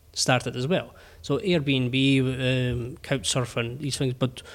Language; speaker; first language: English; native; English